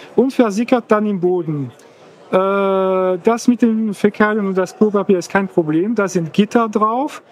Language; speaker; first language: German; non-native, fluent; French